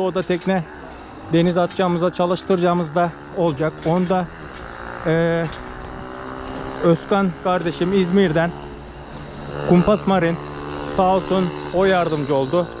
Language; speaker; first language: Turkish; native; Turkish